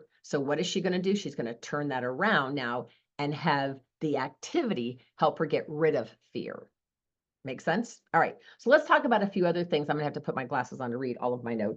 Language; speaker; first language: English; native; English